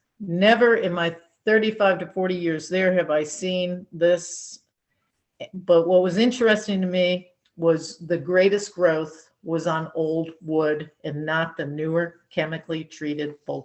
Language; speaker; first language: English; native; English